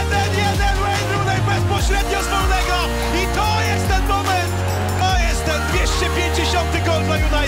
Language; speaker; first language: Polish; native; Polish